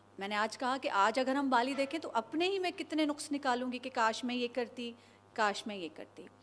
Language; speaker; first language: Urdu; non-native, local second language; Sindhi